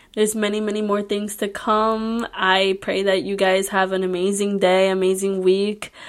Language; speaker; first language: English; early bilingual, other home language; Spanish